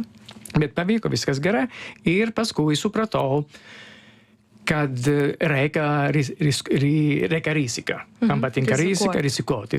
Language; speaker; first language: Lithuanian; non-native, learner; Italian